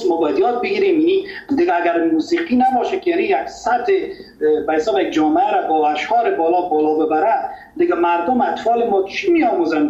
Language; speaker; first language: Persian; native; Persian